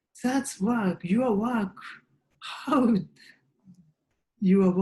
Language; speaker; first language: English; non-native, learner; Japanese